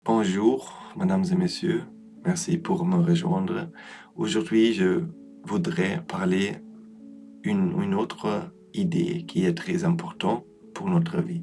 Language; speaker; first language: French; non-native, learner; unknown